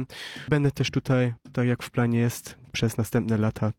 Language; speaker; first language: Polish; early bilingual, heritage; Polish